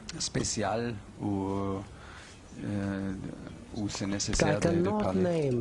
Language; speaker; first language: French; non-native, fluent; German